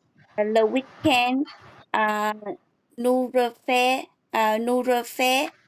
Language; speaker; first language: French; non-native, learner; English